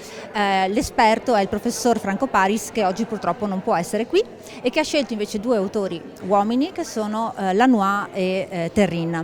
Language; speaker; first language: Italian; native; Italian